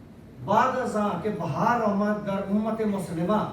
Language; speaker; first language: Persian; non-native, fluent; Urdu